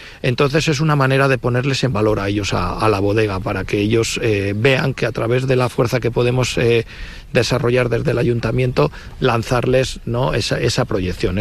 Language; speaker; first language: Spanish; native; Spanish